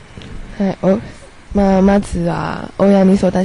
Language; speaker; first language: Japanese; non-native, learner; Chinese